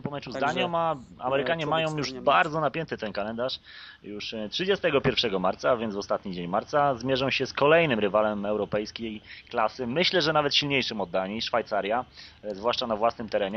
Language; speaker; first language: Polish; native; Polish